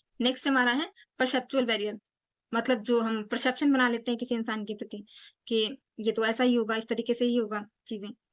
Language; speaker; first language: Hindi; native; Hindi